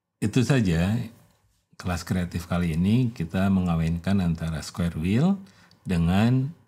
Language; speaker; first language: Indonesian; native; Indonesian